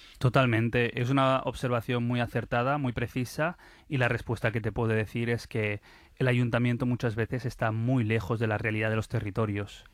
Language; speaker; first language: Spanish; early bilingual, other home language; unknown